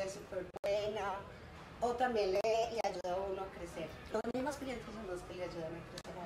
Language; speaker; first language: Spanish; native; Spanish